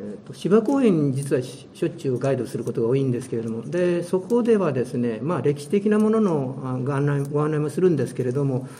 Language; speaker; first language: Japanese; native; Japanese